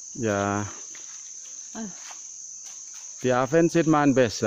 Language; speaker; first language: German; non-native, learner; Thai